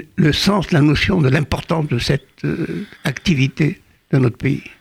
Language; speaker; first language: French; native; French